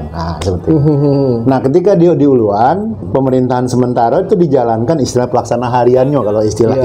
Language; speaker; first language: Indonesian; native; Indonesian